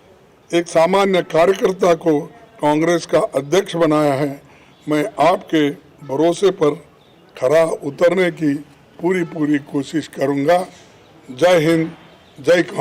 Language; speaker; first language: Hindi; non-native, local second language; Kannada